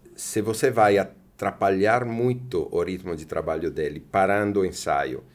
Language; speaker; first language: Portuguese; non-native, fluent; Italian